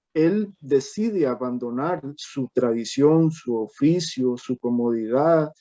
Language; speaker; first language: Spanish; native; Spanish